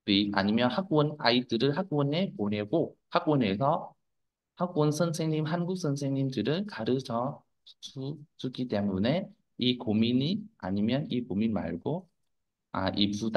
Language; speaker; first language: Korean; non-native, fluent; Vietnamese